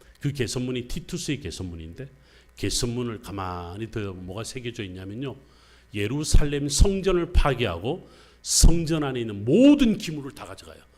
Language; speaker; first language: Korean; native; Korean